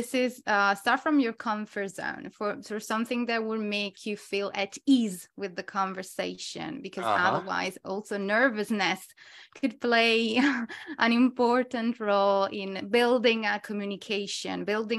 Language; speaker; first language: English; non-native, fluent; Italian